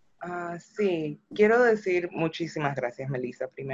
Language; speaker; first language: Spanish; early bilingual, other home language; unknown